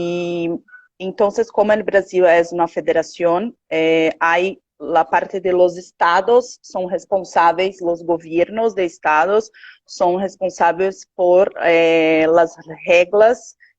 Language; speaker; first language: Spanish; non-native, learner; Portuguese